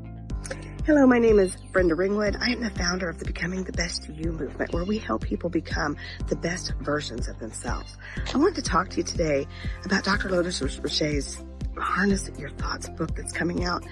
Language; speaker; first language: English; native; English